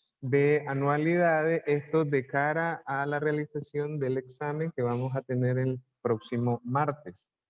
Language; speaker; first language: Spanish; native; Spanish